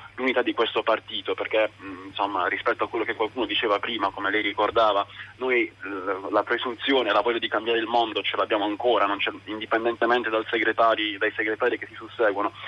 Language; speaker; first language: Italian; native; Italian